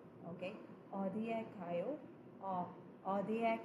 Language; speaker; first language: Korean; non-native, fluent; Cebuano